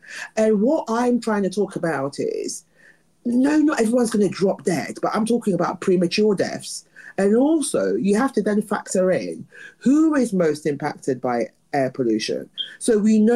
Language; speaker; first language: English; native; English